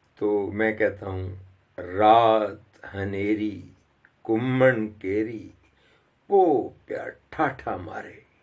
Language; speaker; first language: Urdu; non-native, local second language; Punjabi